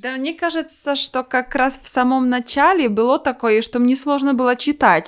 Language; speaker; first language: Russian; non-native, fluent; Polish